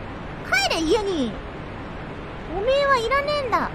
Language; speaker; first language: Japanese; native; Japanese